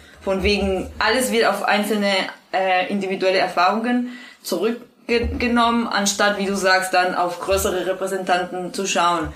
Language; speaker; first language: German; non-native, fluent; Spanish